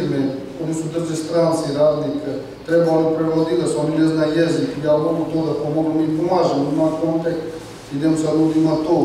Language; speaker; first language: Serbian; non-native, learner; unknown